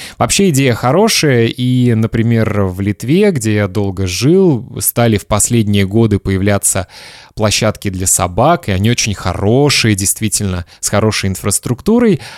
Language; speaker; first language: Russian; native; Russian